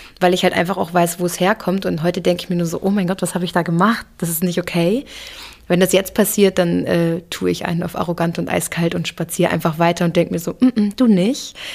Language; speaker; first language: German; early bilingual, other home language; English